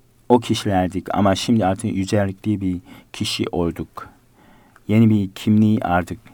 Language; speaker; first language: Turkish; non-native, fluent; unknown